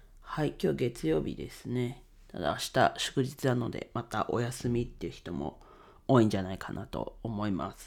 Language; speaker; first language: Japanese; native; Japanese